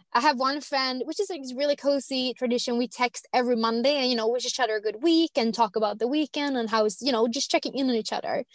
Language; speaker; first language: English; non-native, fluent; Swedish